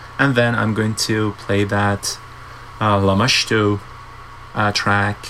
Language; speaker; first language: English; non-native, fluent; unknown